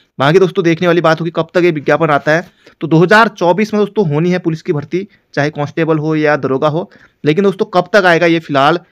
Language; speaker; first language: Hindi; native; Hindi